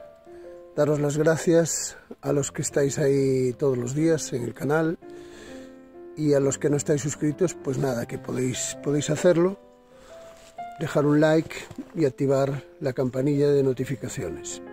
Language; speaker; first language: Spanish; native; Spanish